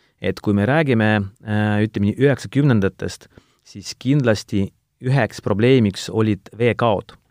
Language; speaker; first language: Estonian; non-native, local second language; Russian